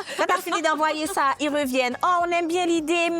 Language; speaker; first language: French; native; French